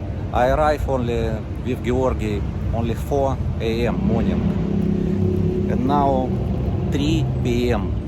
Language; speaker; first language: English; non-native, learner; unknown